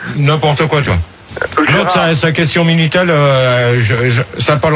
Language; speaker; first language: French; native; French